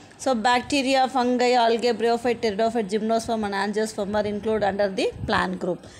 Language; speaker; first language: English; non-native, local second language; Tamil